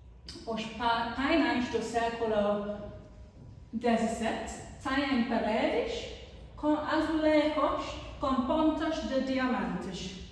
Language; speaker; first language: Portuguese; non-native, learner; English